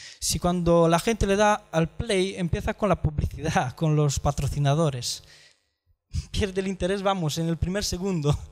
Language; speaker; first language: Spanish; non-native, fluent; Romanian